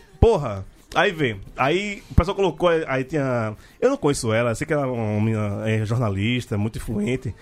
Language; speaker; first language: Portuguese; native; Portuguese